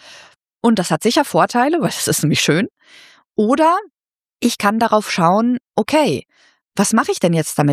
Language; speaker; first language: German; native; German